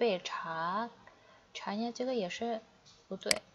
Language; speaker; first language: Chinese; non-native, fluent; Indonesian